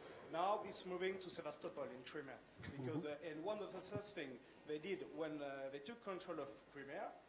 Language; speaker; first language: English; non-native, fluent; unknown